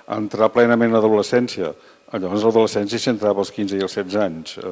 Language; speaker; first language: Catalan; native; Catalan